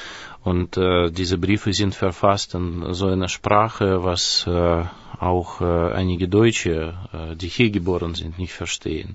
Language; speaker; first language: German; non-native, fluent; Russian